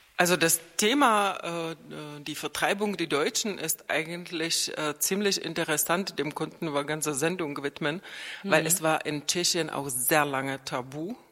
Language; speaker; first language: German; non-native, fluent; Czech